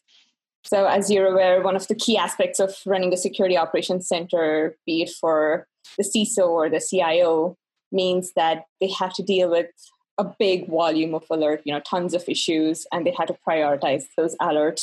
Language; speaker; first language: English; non-native, local second language; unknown